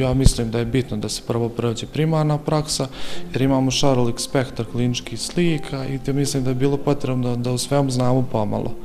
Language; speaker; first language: Bosnian; native; Bosnian